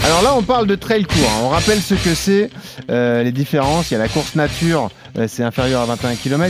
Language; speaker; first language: French; native; French